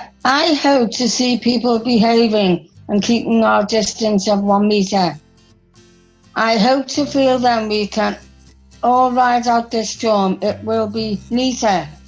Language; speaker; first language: English; native; English